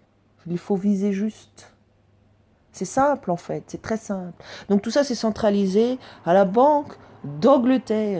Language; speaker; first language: French; native; French